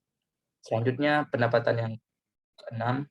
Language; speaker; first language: Indonesian; native; Indonesian